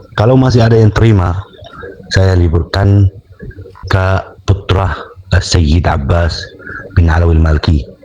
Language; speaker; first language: Indonesian; non-native, learner; Arabic